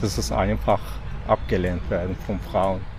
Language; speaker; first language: German; non-native, learner; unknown